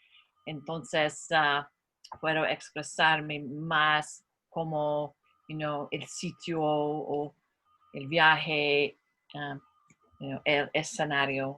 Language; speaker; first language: Spanish; non-native, learner; English